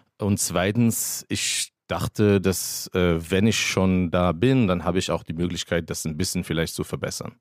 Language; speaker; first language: German; non-native, fluent; Hebrew